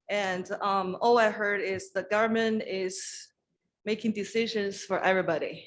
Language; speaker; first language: English; non-native, fluent; Chinese